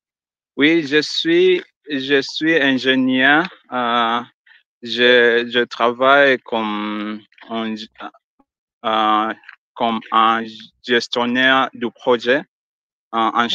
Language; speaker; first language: French; non-native, learner; Swahili